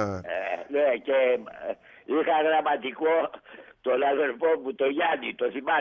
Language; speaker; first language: Greek; native; Greek